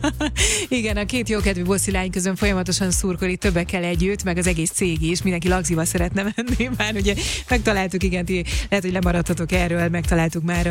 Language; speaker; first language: Hungarian; native; Hungarian